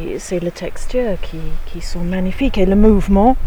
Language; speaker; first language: French; non-native, fluent; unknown